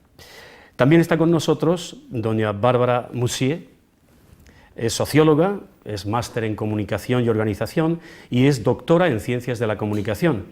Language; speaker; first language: Spanish; native; Spanish